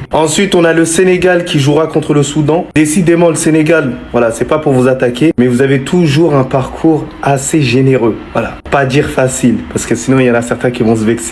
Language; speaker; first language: French; early bilingual, other home language; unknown